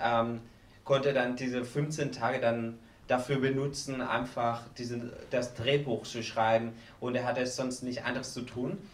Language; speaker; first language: German; non-native, learner; Spanish